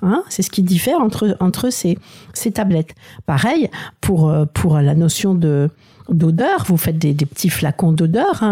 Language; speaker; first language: French; native; French